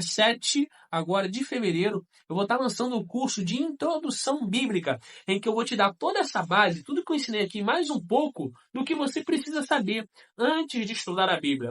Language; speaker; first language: Portuguese; native; Portuguese